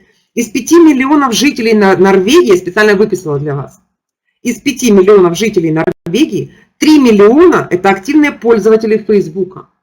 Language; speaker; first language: Russian; native; Russian